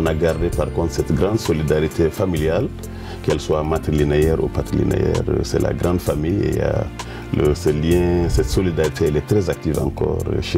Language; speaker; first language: French; non-native, local second language; Wolof